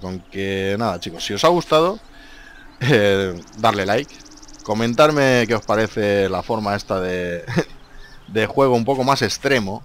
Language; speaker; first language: Spanish; native; Spanish